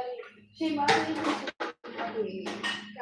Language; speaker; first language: Arabic; non-native, learner; Tigrinya